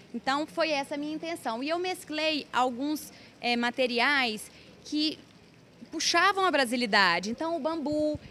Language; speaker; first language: Portuguese; native; Portuguese